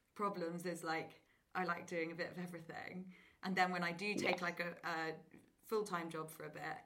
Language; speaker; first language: English; native; English